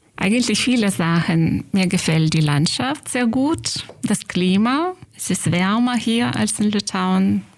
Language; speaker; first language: German; non-native, fluent; Lithuanian